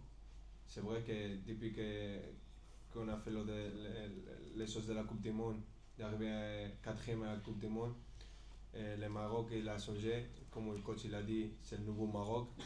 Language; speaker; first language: French; non-native, fluent; Spanish